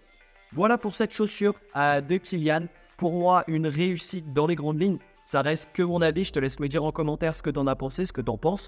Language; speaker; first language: French; native; French